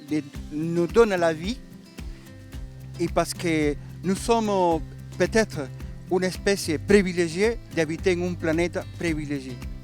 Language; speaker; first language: French; non-native, learner; Spanish